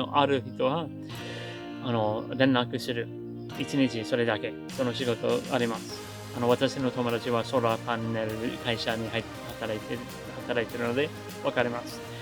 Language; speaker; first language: Japanese; non-native, learner; English